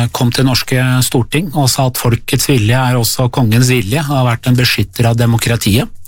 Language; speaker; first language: Norwegian; early bilingual, other home language; Persian